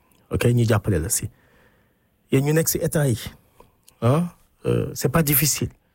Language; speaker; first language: French; non-native, local second language; Wolof